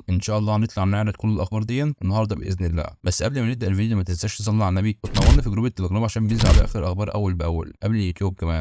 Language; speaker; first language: Arabic; native; Arabic